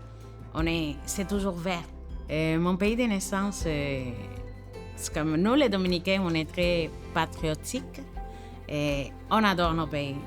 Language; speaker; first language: French; non-native, fluent; Spanish